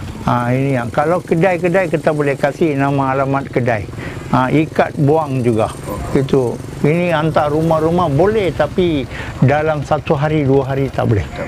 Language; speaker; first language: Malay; non-native, local second language; Tamil